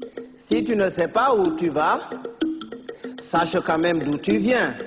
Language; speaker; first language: French; non-native, local second language; Fula